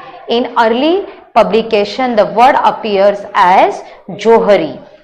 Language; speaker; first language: English; non-native, local second language; Hindi